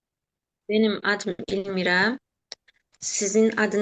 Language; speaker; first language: Turkish; non-native, learner; Uzbek